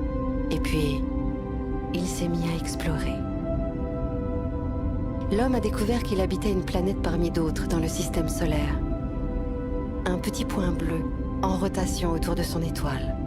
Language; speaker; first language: French; native; French